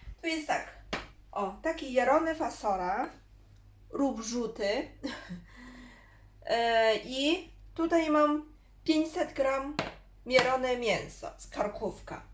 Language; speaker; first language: Polish; non-native, learner; Chinese